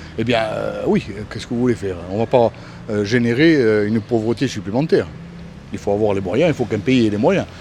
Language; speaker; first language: French; native; French